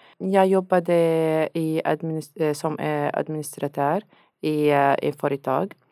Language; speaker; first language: Swedish; non-native, learner; Arabic